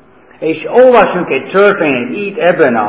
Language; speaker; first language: Hungarian; non-native, learner; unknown